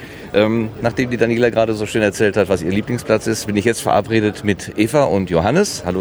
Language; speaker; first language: German; native; German